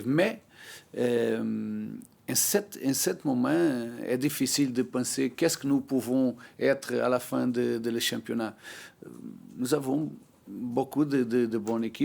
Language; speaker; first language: French; non-native, learner; Portuguese